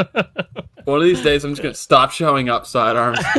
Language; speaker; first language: English; native; English